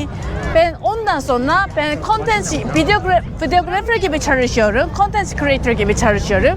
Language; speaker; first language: Turkish; non-native, learner; Korean